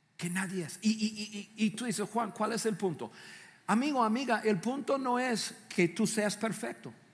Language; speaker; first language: Spanish; non-native, fluent; English